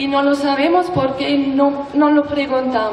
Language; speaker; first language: Spanish; non-native, learner; German